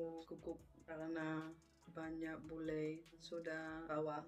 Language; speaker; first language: Indonesian; non-native, learner; Dutch